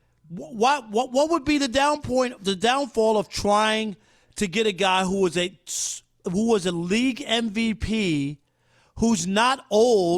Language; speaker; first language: English; native; English